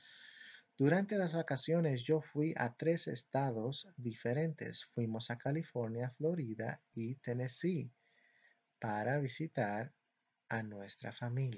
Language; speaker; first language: Spanish; non-native, fluent; English